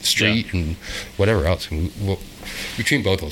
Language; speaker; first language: English; native; English